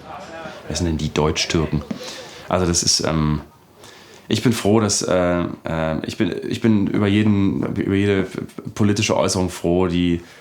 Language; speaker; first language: German; native; German